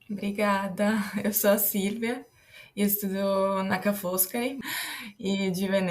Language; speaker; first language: Portuguese; non-native, fluent; Italian